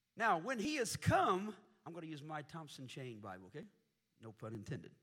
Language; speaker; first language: English; early bilingual, other home language; Portuguese